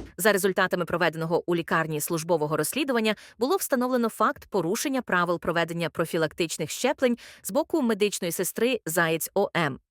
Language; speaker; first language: Ukrainian; native; Ukrainian